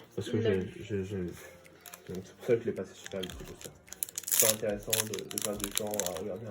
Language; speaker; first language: French; native; French